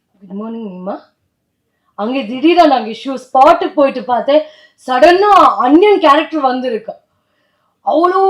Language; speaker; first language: Tamil; non-native, learner; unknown